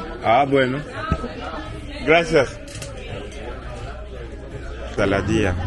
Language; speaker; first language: Spanish; non-native, learner; French